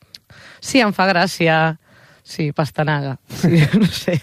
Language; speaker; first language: Catalan; non-native, learner; Spanish